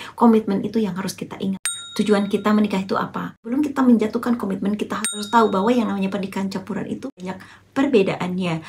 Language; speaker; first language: Indonesian; native; Indonesian